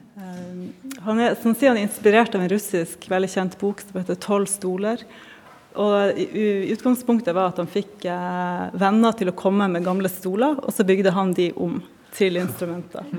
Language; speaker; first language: Norwegian; native; Norwegian